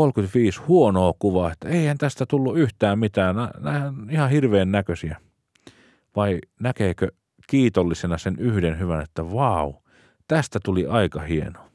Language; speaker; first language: Finnish; native; Finnish